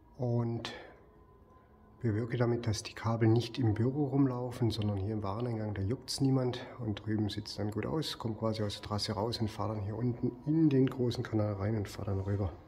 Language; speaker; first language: German; native; German